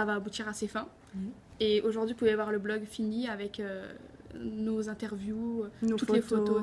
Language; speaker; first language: French; native; French